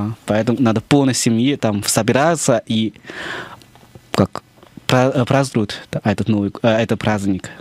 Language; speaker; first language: Russian; non-native, fluent; Chinese